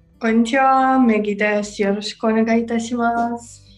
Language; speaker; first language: Japanese; non-native, learner; Georgian